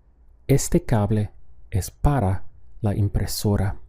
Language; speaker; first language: Spanish; non-native, fluent; English